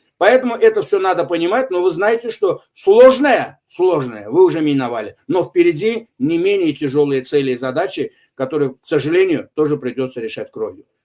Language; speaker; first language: Russian; non-native, local second language; Azerbaijani